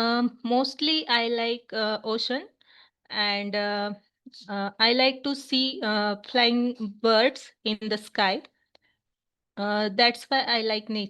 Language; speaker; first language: English; non-native, learner; Hindi